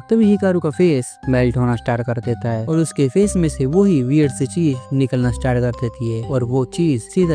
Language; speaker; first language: Hindi; native; Hindi